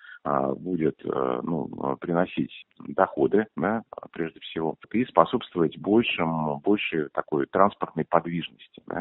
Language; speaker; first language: Russian; native; Russian